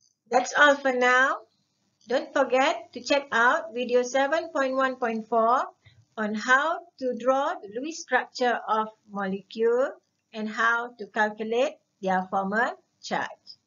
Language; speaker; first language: English; non-native, local second language; Malay